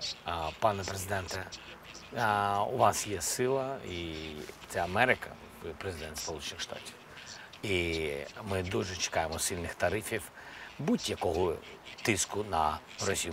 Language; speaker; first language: Ukrainian; non-native, local second language; Russian